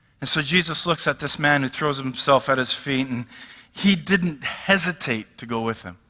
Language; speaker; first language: English; native; English